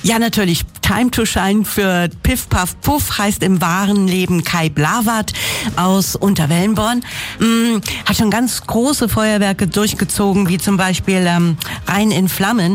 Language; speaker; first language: German; native; German